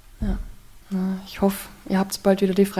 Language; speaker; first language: German; native; German